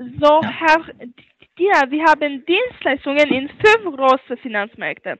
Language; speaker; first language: German; non-native, learner; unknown